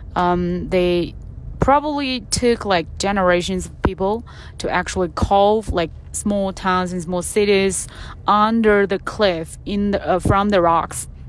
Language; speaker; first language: English; non-native, fluent; Chinese